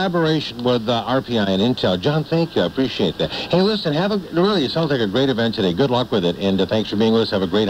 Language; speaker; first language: English; native; English